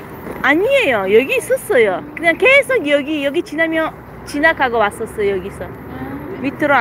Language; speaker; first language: Korean; non-native, learner; Tajik